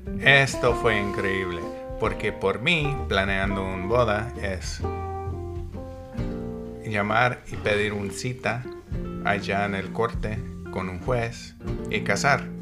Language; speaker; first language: Spanish; non-native, learner; English